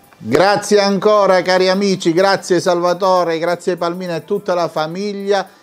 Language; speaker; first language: Italian; native; Italian